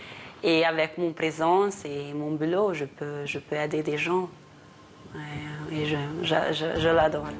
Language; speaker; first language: French; non-native, fluent; Hungarian